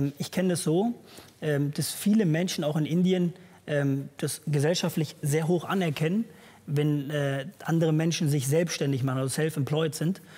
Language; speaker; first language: German; early bilingual, other home language; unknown